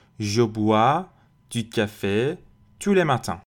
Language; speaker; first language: French; non-native, fluent; Persian